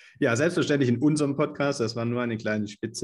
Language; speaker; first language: German; native; German